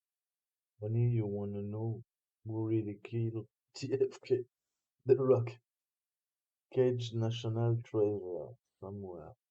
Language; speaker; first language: English; non-native, fluent; French